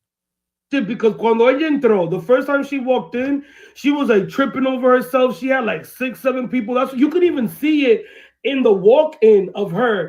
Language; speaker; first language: English; early bilingual, other home language; Spanish